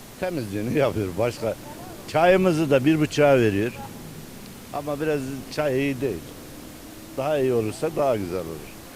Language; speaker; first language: Turkish; native; Turkish